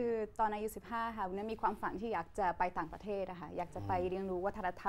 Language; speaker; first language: Thai; non-native, fluent; Portuguese